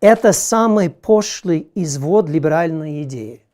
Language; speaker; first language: Russian; non-native, fluent; English